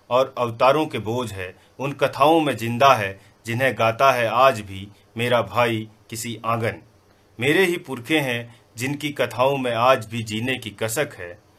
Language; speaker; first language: Hindi; non-native, local second language; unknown